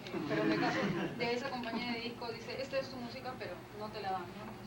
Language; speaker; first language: Spanish; native; Spanish